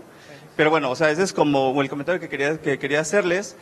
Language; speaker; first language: Spanish; native; Spanish